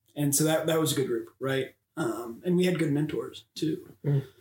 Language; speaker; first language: English; native; English